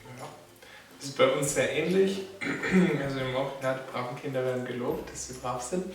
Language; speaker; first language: German; native; German